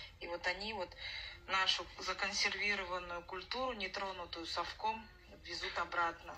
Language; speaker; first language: Russian; non-native, local second language; Kazakh